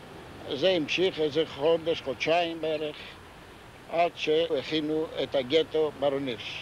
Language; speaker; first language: Hebrew; non-native, fluent; Ladino